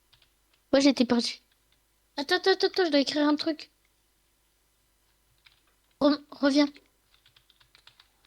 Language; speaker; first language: French; native; French